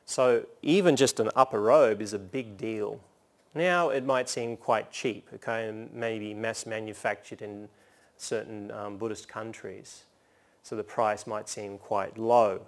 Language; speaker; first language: English; native; English